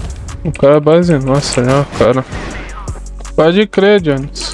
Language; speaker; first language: Portuguese; native; Portuguese